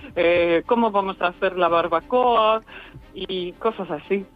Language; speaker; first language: Spanish; non-native, fluent; Ukrainian